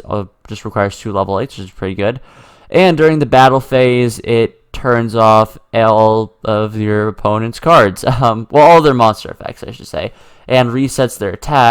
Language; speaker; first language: English; native; English